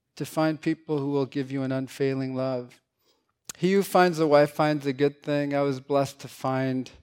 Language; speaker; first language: English; early bilingual, other home language; Korean